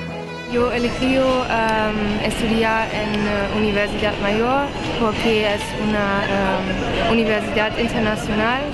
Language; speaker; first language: Spanish; non-native, learner; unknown